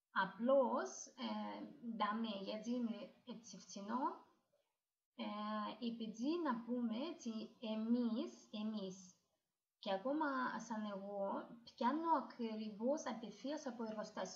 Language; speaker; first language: Greek; non-native, learner; Russian